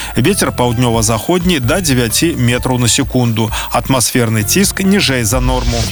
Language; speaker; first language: Belarusian; native; Belarusian